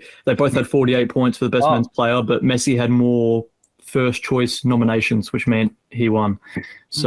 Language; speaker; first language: English; native; English